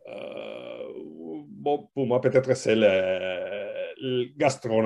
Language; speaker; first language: French; non-native, learner; Spanish